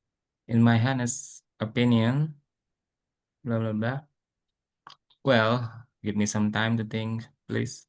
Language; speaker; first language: English; non-native, learner; Indonesian